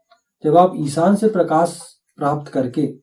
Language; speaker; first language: Hindi; native; Hindi